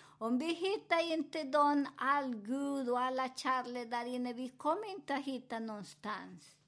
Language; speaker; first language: Swedish; non-native, fluent; Spanish